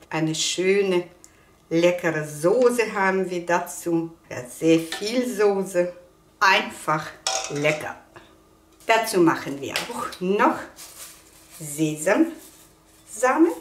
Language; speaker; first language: German; non-native, fluent; Russian